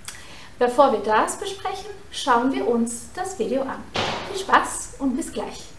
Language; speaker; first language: German; non-native, fluent; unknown